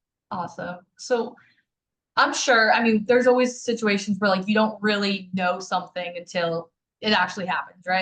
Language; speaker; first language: English; native; English